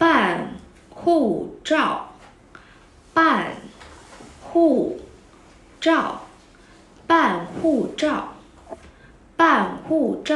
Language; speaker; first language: Chinese; non-native, fluent; Vietnamese